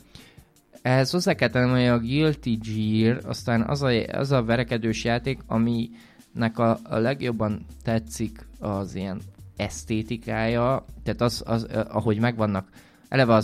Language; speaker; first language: Hungarian; native; Hungarian